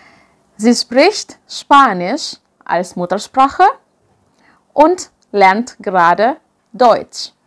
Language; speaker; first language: German; non-native, fluent; Indonesian